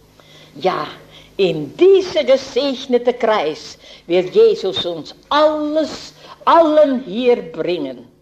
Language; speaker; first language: German; non-native, fluent; Dutch